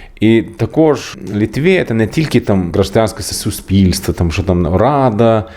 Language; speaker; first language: Ukrainian; non-native, learner; Swedish